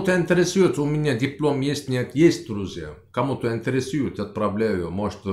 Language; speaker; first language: Russian; non-native, learner; Turkish